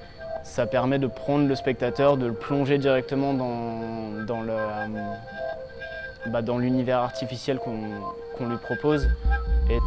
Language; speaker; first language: French; native; French